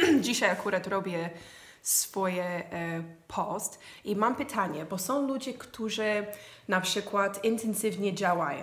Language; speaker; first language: Polish; non-native, fluent; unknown